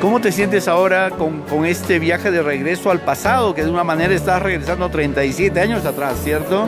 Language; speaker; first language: Spanish; native; Spanish